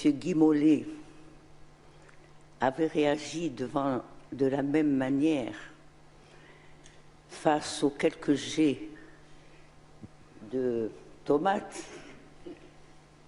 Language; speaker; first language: French; non-native, local second language; Arabic